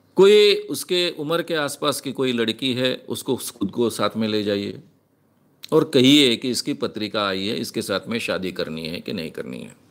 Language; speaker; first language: Hindi; non-native, local second language; Marathi